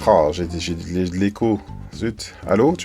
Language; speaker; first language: French; native; French